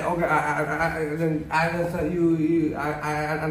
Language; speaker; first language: English; non-native, learner; Vietnamese